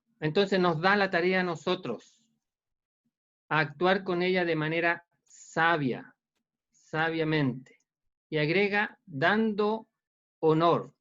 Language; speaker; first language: Spanish; native; Spanish